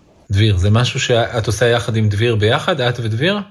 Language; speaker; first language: Hebrew; native; Hebrew